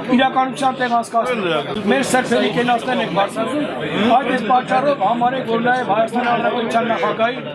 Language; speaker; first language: Armenian; non-native, local second language; Kurdish